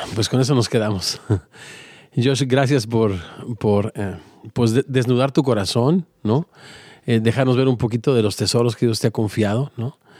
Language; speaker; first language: Spanish; native; Spanish